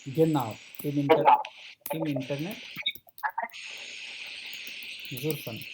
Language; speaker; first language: German; non-native, fluent; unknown